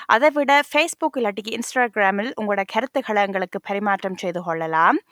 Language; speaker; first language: Tamil; native; Tamil